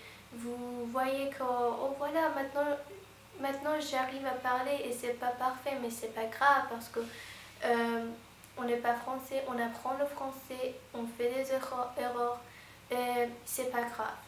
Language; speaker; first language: French; non-native, fluent; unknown